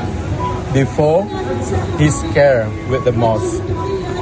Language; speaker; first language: English; non-native, learner; Indonesian